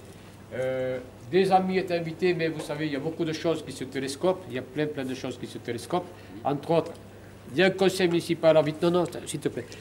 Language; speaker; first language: French; native; French